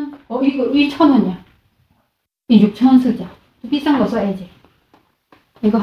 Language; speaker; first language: Korean; non-native, fluent; Vietnamese